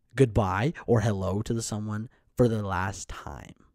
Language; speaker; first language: English; native; English